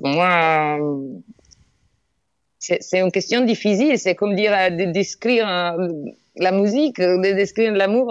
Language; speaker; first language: French; non-native, learner; Italian